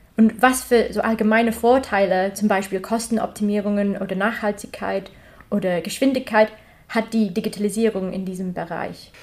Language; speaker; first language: German; non-native, fluent; English